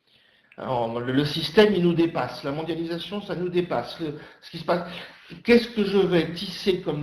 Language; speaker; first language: French; native; French